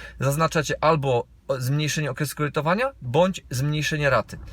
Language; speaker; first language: Polish; native; Polish